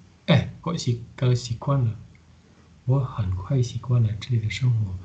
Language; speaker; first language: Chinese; non-native, fluent; Indonesian